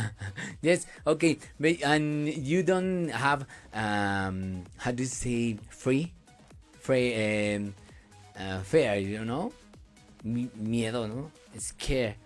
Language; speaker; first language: English; non-native, learner; Spanish